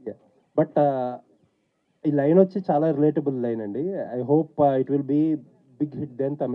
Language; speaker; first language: Telugu; native; Telugu